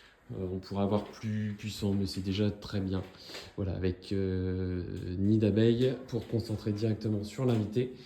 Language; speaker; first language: French; native; French